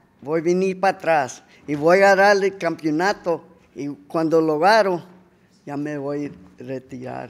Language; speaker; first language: Spanish; early bilingual, heritage; Spanish